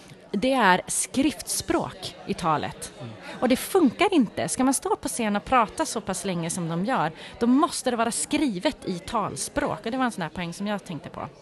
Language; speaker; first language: Swedish; native; Swedish